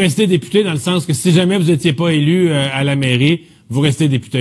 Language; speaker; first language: French; native; French